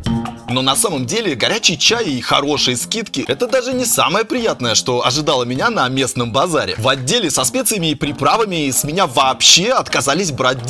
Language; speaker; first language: Russian; native; Russian